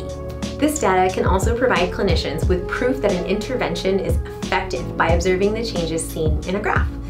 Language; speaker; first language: English; native; English